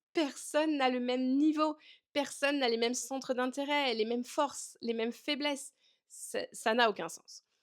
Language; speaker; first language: French; native; French